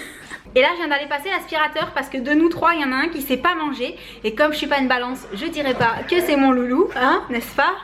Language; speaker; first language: French; native; French